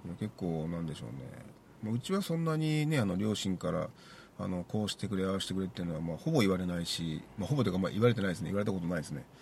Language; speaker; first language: Japanese; native; Japanese